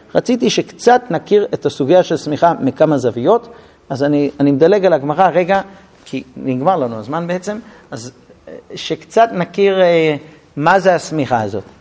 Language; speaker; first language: Hebrew; non-native, fluent; English